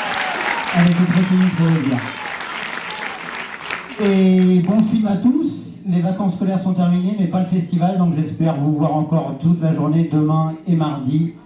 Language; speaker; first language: French; native; French